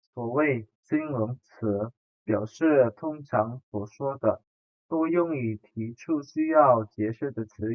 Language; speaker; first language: Chinese; non-native, fluent; Indonesian